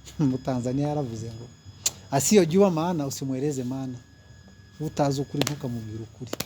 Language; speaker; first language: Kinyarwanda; early bilingual, heritage; Kinyarwanda